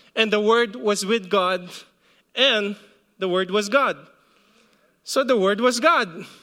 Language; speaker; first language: English; non-native, local second language; Filipino